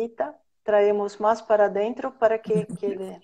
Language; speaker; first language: Spanish; non-native, fluent; Portuguese